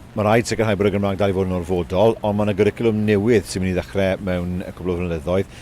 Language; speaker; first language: Welsh; native; Welsh